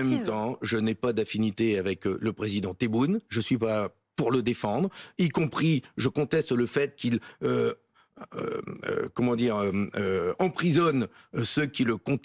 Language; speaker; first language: French; native; French